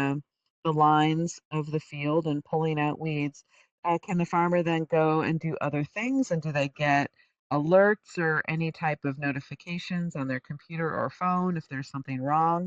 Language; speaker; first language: English; native; English